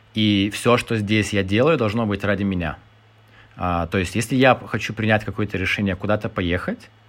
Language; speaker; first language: Russian; non-native, fluent; Lithuanian